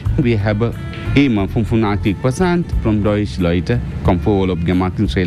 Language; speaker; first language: German; non-native, learner; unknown